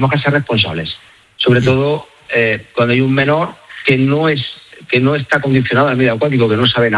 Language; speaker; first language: Spanish; native; Spanish